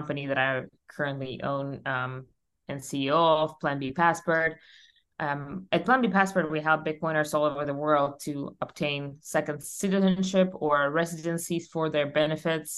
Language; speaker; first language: English; non-native, fluent; Russian